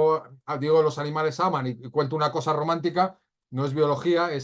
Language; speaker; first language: Spanish; native; Spanish